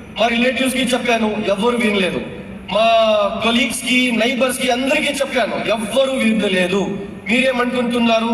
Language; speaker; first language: Telugu; non-native, local second language; Urdu